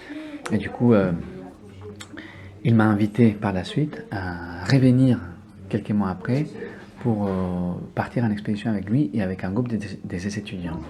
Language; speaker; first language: French; non-native, fluent; Spanish